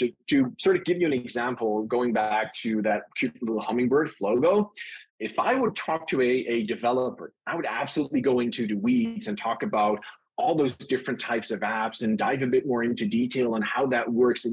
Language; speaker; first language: English; non-native, fluent; Dutch